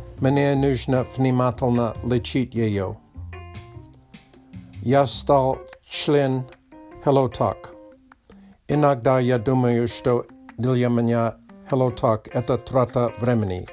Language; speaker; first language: Russian; non-native, learner; Polish